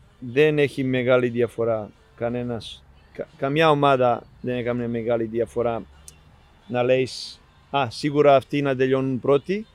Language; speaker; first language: Greek; non-native, learner; Serbian